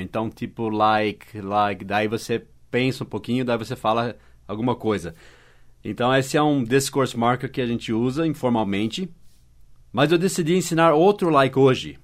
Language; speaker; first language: Portuguese; non-native, fluent; English